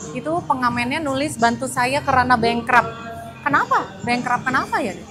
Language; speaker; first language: Indonesian; native; Indonesian